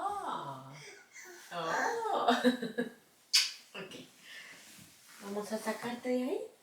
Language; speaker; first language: Spanish; early bilingual, heritage; Spanish